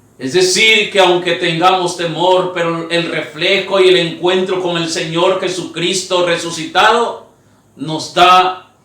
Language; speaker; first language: Spanish; native; Spanish